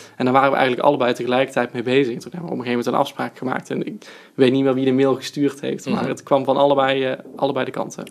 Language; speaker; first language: Dutch; native; Dutch